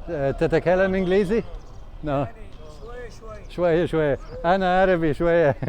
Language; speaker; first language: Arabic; non-native, learner; Latvian